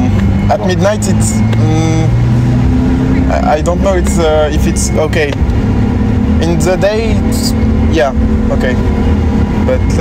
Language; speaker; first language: English; non-native, learner; French